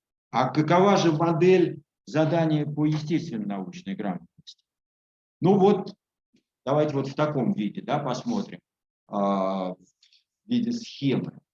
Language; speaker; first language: Russian; native; Russian